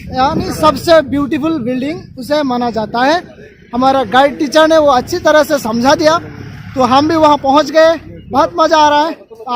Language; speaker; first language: Hindi; non-native, local second language; Assamese